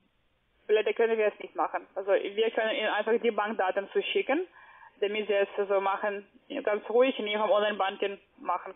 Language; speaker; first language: German; non-native, learner; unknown